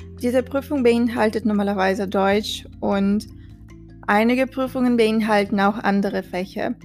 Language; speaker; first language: German; non-native, fluent; Portuguese